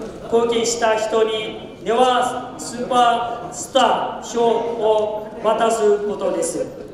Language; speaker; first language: Japanese; non-native, fluent; Newari